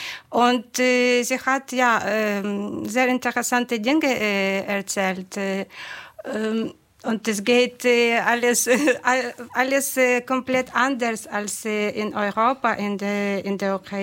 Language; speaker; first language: German; non-native, fluent; Ukrainian